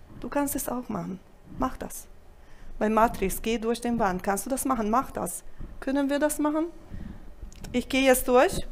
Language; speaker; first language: German; non-native, fluent; Italian